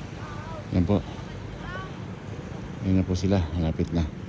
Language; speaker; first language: Filipino; native; Filipino